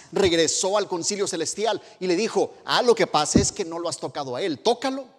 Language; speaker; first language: Spanish; native; Spanish